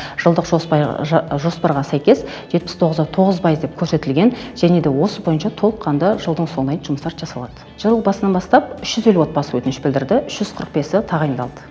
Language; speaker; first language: Kazakh; native; Kazakh